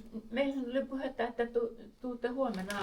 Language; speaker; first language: Finnish; native; Finnish